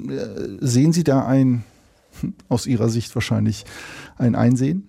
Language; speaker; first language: German; native; German